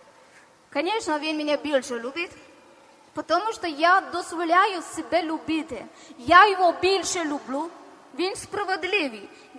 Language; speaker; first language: Ukrainian; non-native, learner; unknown